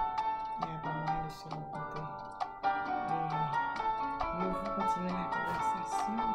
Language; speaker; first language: French; non-native, local second language; Haitian Creole